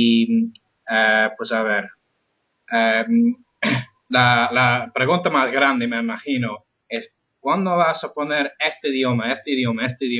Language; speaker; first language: Spanish; non-native, fluent; English